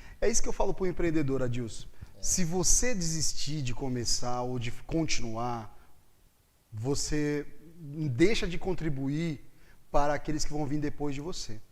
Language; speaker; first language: Portuguese; native; Portuguese